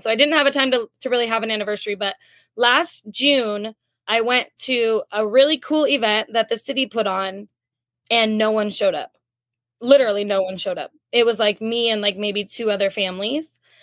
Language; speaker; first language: English; native; English